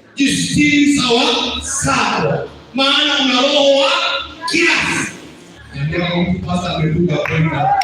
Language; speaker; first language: Swahili; non-native, local second language; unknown